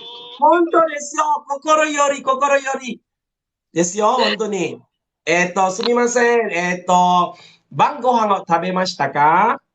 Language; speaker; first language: Japanese; non-native, fluent; Malay